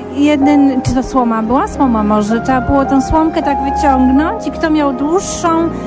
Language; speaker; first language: Polish; native; Polish